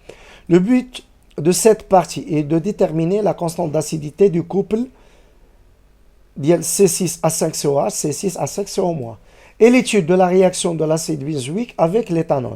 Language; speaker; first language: French; non-native, local second language; Arabic